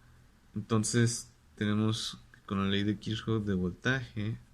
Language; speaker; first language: Spanish; native; Spanish